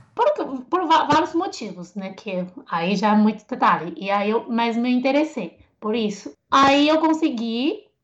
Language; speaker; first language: Portuguese; non-native, fluent; Chinese